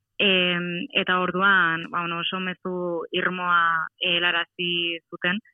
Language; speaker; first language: Basque; native; Basque